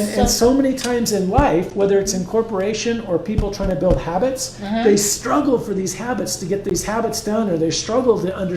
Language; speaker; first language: English; native; English